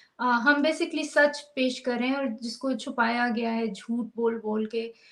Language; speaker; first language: Urdu; native; Urdu